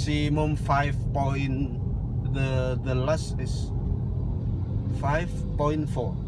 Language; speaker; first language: English; non-native, learner; Balinese